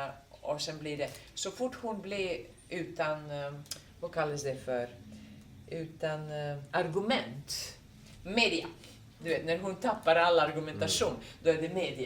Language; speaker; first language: Swedish; non-native, fluent; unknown